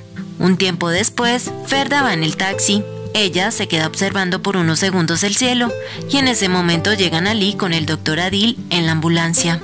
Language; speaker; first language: Spanish; native; Spanish